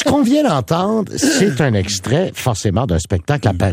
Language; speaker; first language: French; native; French